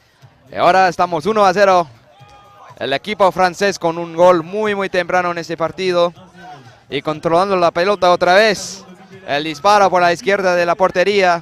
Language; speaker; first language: Spanish; non-native, fluent; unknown